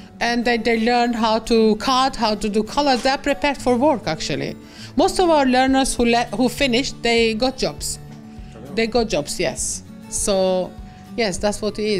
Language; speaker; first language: English; non-native, fluent; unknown